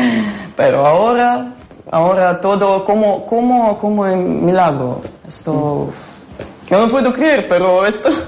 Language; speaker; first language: Spanish; non-native, learner; Ukrainian